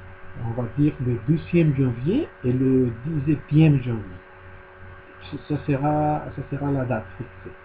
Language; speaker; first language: French; non-native, learner; Spanish